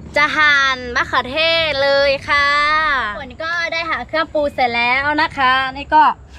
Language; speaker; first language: Thai; non-native, local second language; Lahu